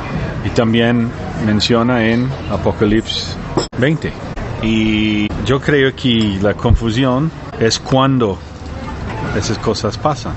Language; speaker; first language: Spanish; non-native, learner; English